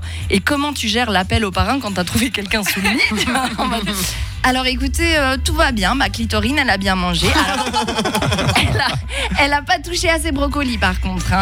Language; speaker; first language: French; native; French